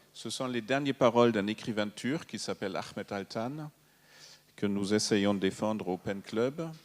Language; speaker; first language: French; non-native, fluent; German